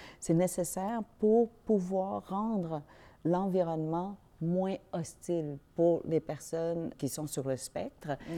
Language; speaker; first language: French; early bilingual, other home language; Vietnamese